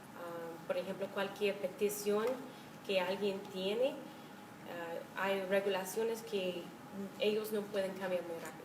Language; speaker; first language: Spanish; non-native, fluent; English